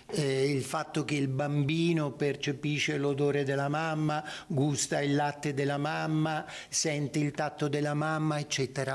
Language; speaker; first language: Italian; native; Italian